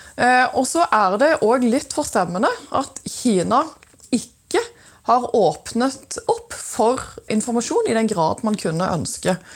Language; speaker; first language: Norwegian; native; Norwegian